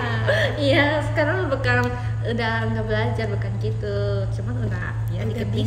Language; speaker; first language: Indonesian; early bilingual, heritage; Japanese